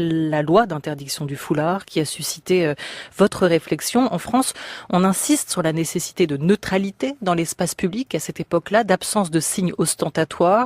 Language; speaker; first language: French; native; French